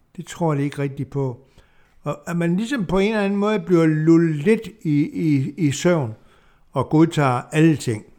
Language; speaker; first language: Danish; native; Danish